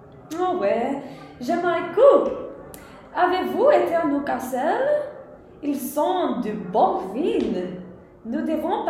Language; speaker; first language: French; non-native, learner; English